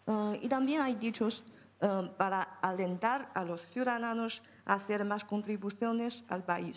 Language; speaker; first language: Spanish; non-native, fluent; Chinese